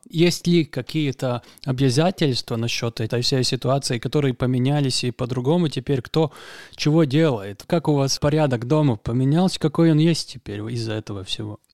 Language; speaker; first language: Russian; non-native, local second language; Latvian